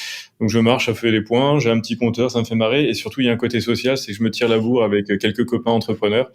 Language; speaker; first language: French; native; French